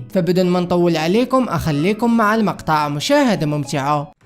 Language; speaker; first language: Arabic; native; Arabic